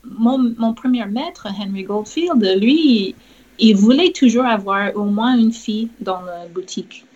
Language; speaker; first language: French; non-native, fluent; English